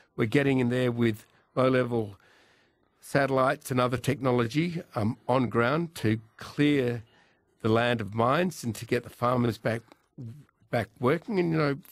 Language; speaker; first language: English; native; English